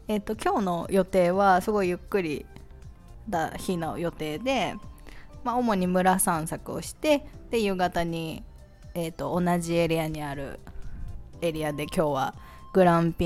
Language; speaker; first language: Japanese; native; Japanese